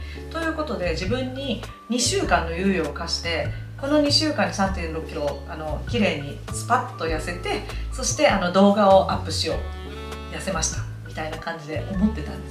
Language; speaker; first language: Japanese; native; Japanese